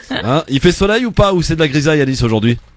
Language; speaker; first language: French; native; French